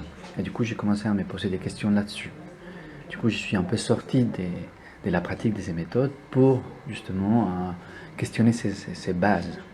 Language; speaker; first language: French; non-native, fluent; Spanish